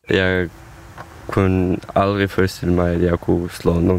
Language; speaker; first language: Danish; non-native, fluent; Ukrainian